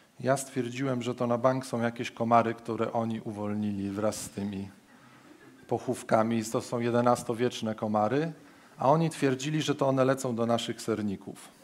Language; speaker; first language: Polish; native; Polish